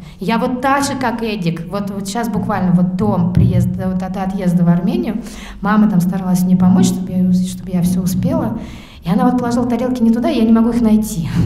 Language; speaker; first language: Russian; native; Russian